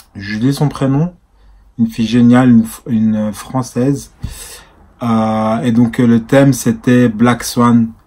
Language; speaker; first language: French; native; French